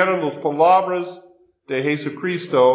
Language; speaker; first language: Spanish; non-native, learner; English